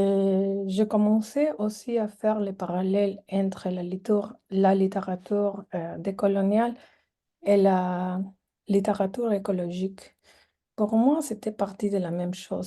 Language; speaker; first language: French; non-native, fluent; Spanish